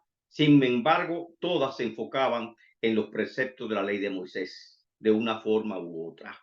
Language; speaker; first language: Spanish; native; Spanish